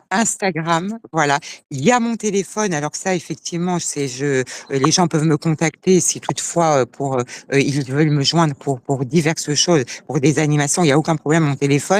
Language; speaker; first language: French; native; French